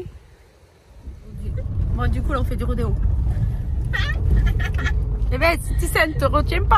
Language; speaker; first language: French; native; French